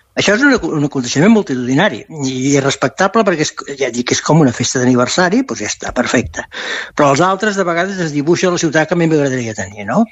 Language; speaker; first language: Catalan; native; Catalan